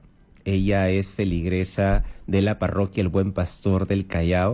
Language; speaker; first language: Spanish; native; Spanish